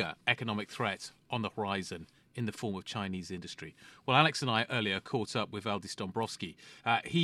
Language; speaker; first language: English; native; English